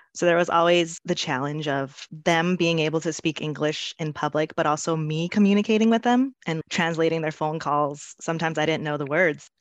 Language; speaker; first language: English; native; English